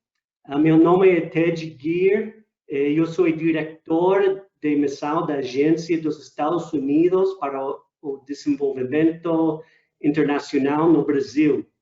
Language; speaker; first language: Portuguese; non-native, fluent; English